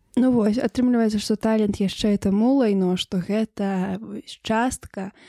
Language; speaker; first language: Belarusian; non-native, local second language; Russian